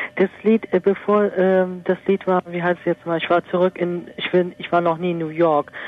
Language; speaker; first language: German; early bilingual, other home language; Turkish